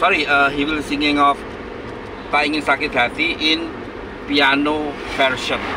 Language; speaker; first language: English; non-native, learner; Indonesian